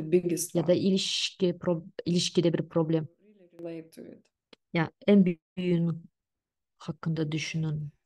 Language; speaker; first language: Turkish; non-native, fluent; Russian